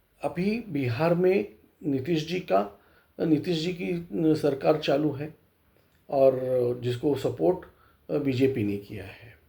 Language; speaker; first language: Hindi; non-native, local second language; Marathi